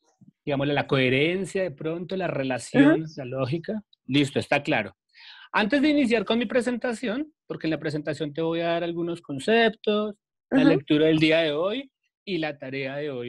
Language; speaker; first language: Spanish; native; Spanish